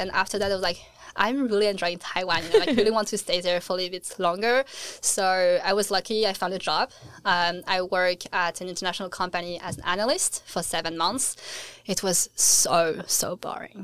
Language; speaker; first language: English; non-native, fluent; French